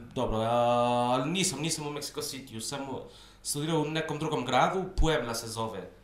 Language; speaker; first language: Serbian; non-native, fluent; Spanish